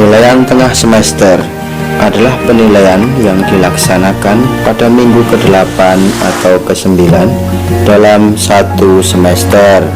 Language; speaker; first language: Indonesian; native; Indonesian